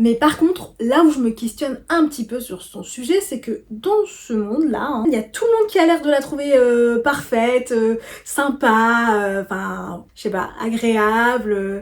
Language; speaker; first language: French; native; French